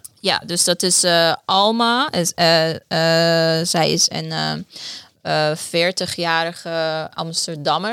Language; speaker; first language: Dutch; non-native, fluent; Persian